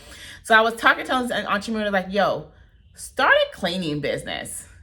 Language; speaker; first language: English; native; English